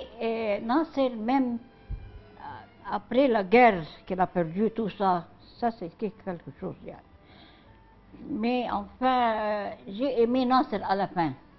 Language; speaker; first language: French; non-native, learner; Arabic